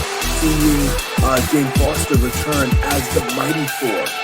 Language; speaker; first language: English; native; English